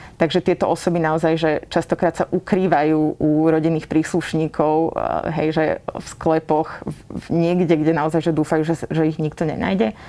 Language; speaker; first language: Slovak; native; Slovak